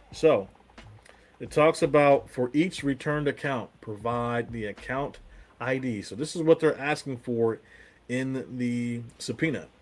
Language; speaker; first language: English; native; English